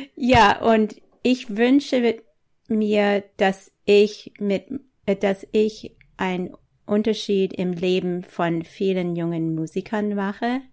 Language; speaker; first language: German; non-native, fluent; English